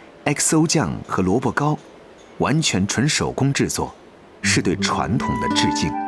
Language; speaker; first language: Chinese; native; Chinese